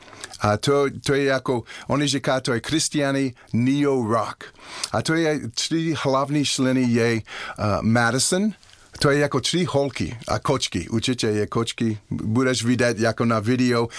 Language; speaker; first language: Czech; non-native, learner; English